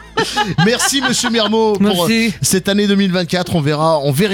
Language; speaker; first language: French; native; French